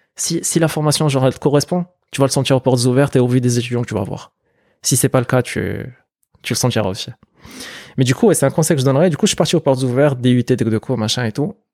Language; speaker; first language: French; non-native, local second language; Arabic